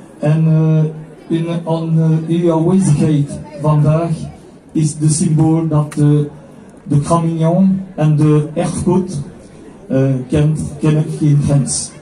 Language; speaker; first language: Dutch; non-native, local second language; French